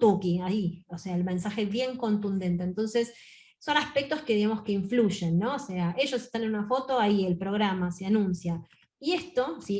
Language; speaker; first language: Spanish; native; Spanish